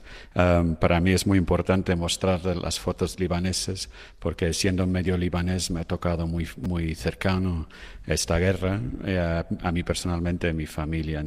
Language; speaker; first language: Spanish; non-native, fluent; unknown